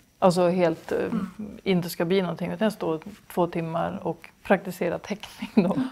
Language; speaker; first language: Swedish; native; Swedish